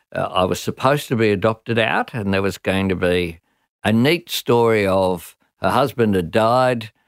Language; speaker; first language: English; early bilingual, other home language; Italian